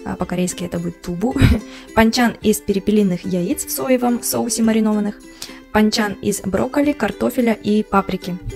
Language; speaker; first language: Russian; native; Russian